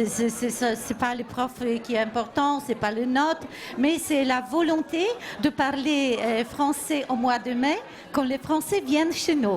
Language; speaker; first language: French; non-native, fluent; Polish